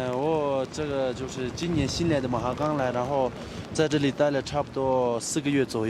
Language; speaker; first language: Chinese; non-native, local second language; Tibetan